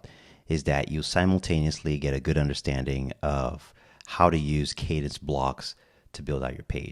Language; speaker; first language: English; native; English